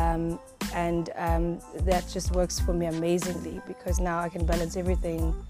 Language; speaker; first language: English; non-native, local second language; Zulu